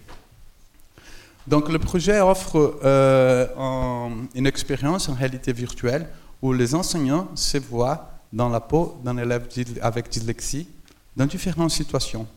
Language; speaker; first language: French; non-native, fluent; Portuguese